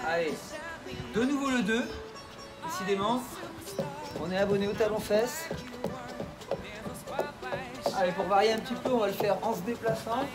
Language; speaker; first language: French; native; French